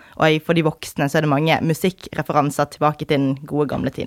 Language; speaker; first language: Norwegian; native; Norwegian